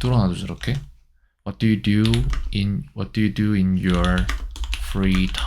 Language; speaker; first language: English; non-native, fluent; Korean